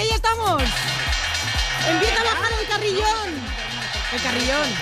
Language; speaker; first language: Spanish; native; Spanish